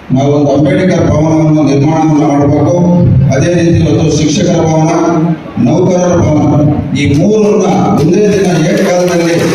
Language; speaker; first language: Kannada; native; Kannada